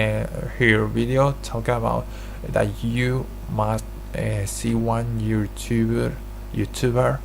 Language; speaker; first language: English; non-native, learner; Spanish